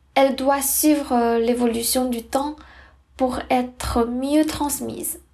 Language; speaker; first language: French; non-native, fluent; Chinese